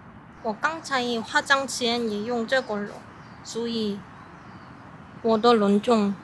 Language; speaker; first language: Chinese; non-native, learner; Korean